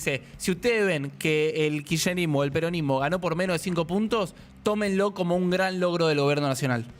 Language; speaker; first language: Spanish; native; Spanish